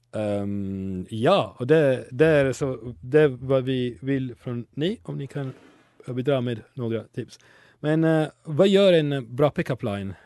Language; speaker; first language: Swedish; non-native, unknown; Italian